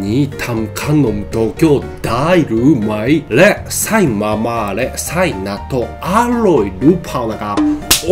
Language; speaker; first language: Thai; non-native, learner; Japanese